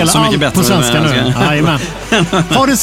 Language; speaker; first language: Swedish; native; Swedish